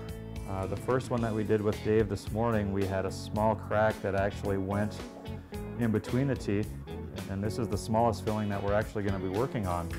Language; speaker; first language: English; native; English